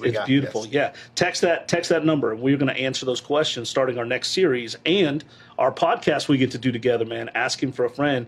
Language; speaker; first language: English; native; English